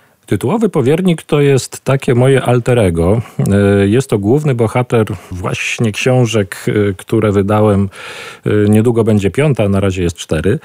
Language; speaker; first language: Polish; native; Polish